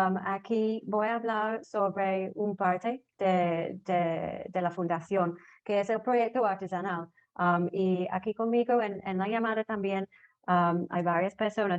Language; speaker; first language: Spanish; non-native, fluent; English